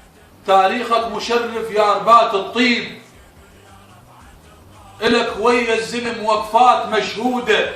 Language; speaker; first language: Arabic; native; Arabic